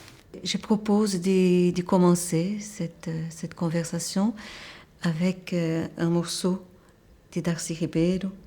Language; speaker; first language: French; non-native, fluent; Portuguese